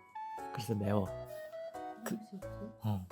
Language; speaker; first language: Korean; native; Korean